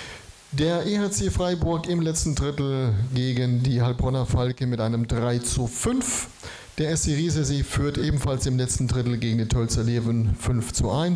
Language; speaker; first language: German; native; German